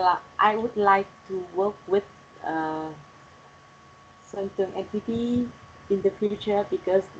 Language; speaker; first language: English; non-native, learner; Vietnamese